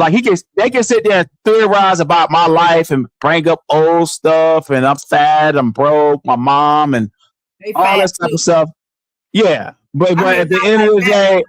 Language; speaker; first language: English; native; English